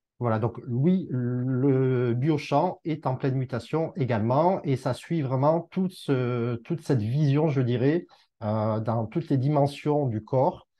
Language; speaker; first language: French; native; French